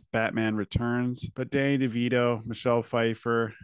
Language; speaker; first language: English; native; English